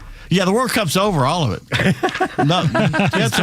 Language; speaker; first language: English; native; English